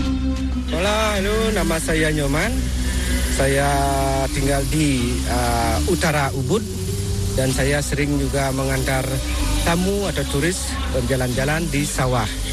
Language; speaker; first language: Indonesian; non-native, local second language; Balinese